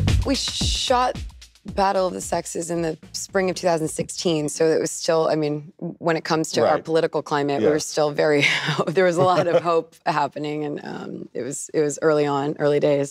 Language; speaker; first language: English; native; English